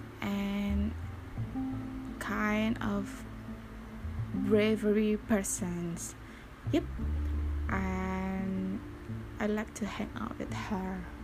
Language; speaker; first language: English; non-native, learner; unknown